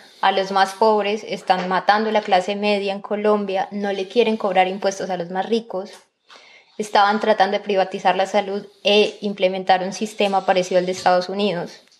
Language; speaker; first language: Spanish; native; Spanish